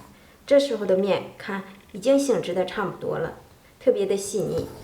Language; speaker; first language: Chinese; native; Chinese